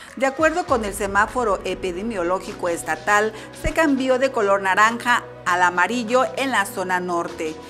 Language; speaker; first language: Spanish; native; Spanish